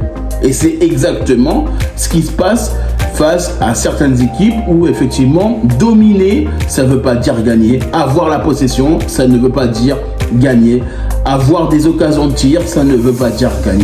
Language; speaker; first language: French; native; French